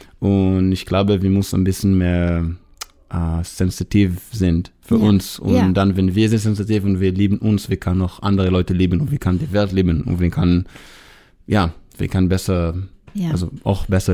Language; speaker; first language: German; non-native, learner; Hebrew